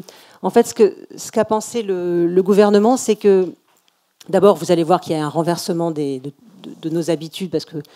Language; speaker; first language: French; native; French